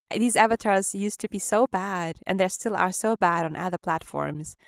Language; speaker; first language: English; non-native, fluent; Ukrainian